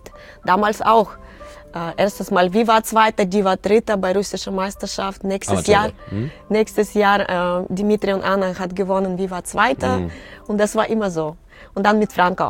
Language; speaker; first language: German; non-native, learner; Russian